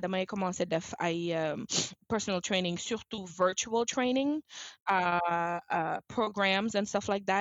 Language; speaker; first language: English; non-native, fluent; Wolof